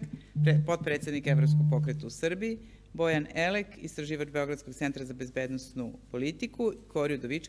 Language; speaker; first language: Serbian; native; Serbian